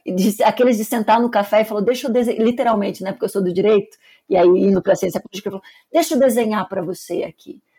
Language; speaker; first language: Portuguese; native; Portuguese